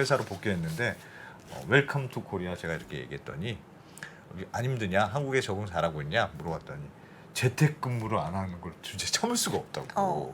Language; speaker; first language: Korean; native; Korean